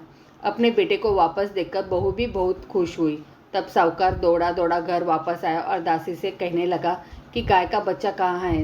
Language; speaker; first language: Hindi; native; Hindi